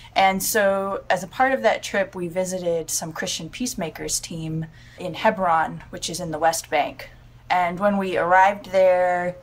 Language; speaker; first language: English; native; English